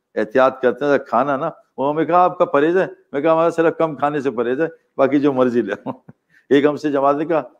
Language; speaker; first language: Urdu; native; Urdu